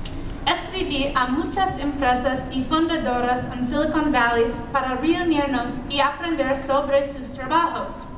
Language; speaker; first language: Spanish; non-native, learner; English